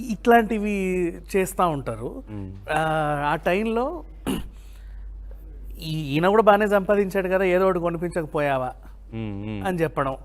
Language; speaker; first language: Telugu; native; Telugu